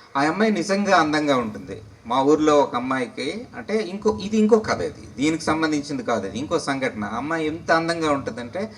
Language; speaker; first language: Telugu; non-native, local second language; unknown